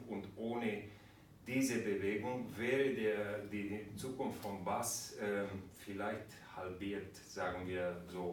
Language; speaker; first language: German; non-native, fluent; Romanian